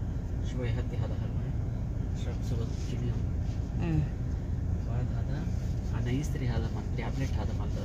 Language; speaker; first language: Arabic; non-native, learner; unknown